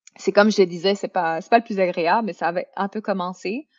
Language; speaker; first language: French; native; French